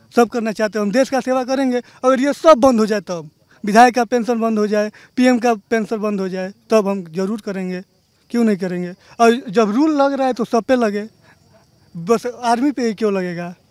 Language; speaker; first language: Hindi; native; Hindi